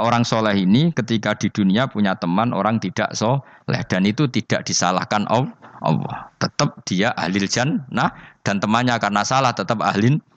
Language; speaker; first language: Malay; non-native, local second language; Javanese